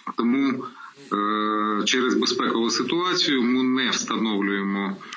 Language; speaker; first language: Ukrainian; non-native, local second language; Russian